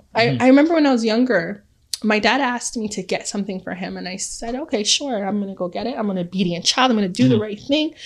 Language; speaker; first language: English; early bilingual, other home language; Akan